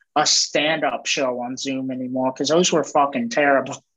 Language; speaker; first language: English; native; English